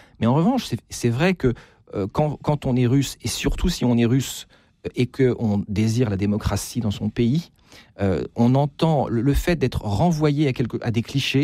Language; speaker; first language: French; native; French